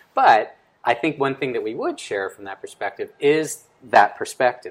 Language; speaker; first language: English; early bilingual, other home language; Spanish